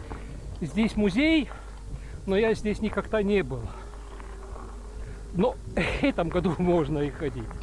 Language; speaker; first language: Russian; non-native, local second language; Estonian